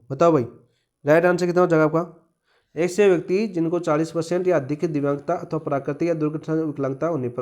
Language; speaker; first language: Hindi; native; Hindi